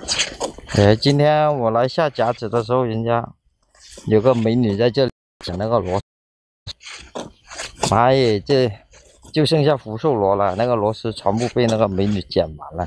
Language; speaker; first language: Chinese; native; Chinese